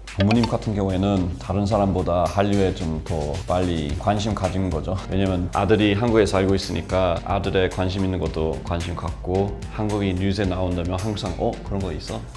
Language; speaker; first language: Korean; non-native, fluent; English